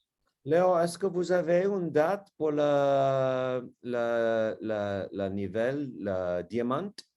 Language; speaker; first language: French; non-native, learner; English